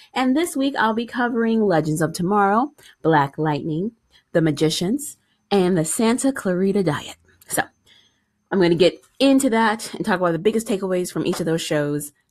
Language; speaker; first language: English; native; English